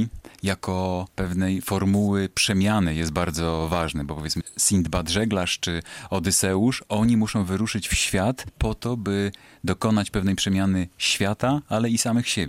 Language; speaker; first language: Polish; native; Polish